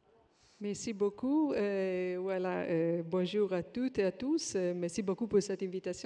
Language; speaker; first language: French; non-native, fluent; Italian